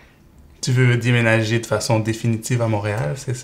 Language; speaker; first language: French; native; French